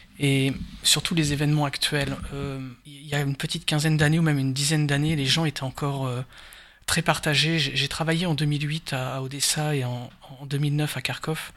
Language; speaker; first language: French; native; French